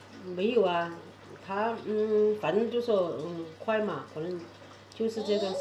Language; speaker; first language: Chinese; native; Chinese